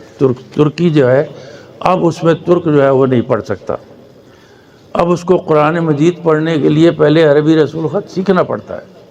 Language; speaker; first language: Urdu; native; Urdu